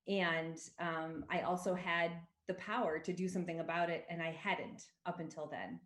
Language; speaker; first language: English; native; English